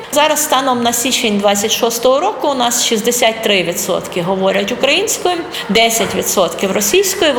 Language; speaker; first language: Ukrainian; non-native, local second language; Russian